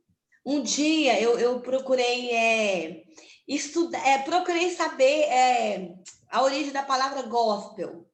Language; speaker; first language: Portuguese; native; Portuguese